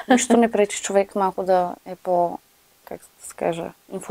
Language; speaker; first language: Bulgarian; native; Bulgarian